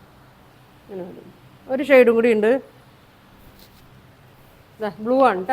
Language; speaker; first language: Malayalam; native; Malayalam